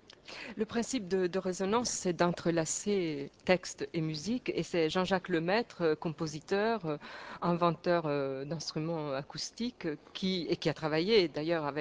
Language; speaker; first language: French; native; French